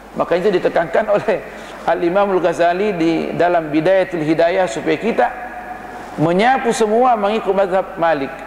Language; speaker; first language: Malay; non-native, fluent; Arabic